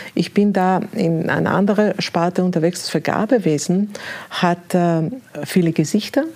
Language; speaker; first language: German; non-native, fluent; Greek